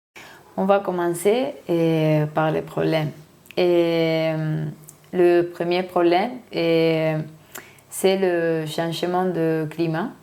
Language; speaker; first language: French; non-native, learner; Spanish